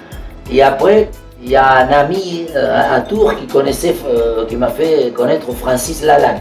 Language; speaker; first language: French; non-native, fluent; Spanish